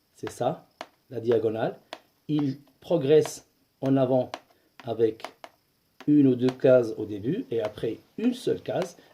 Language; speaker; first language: French; non-native, local second language; Arabic